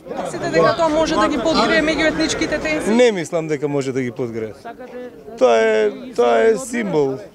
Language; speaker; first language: Macedonian; native; Macedonian